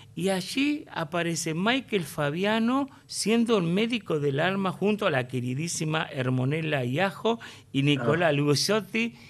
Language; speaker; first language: Spanish; native; Spanish